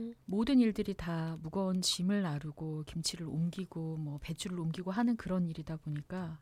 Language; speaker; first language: Korean; native; Korean